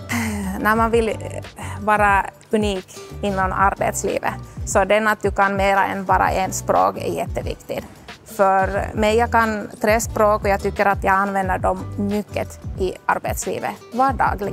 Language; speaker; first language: Swedish; non-native, local second language; Finnish